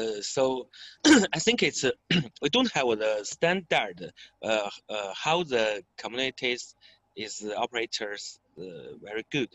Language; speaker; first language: English; non-native, learner; Chinese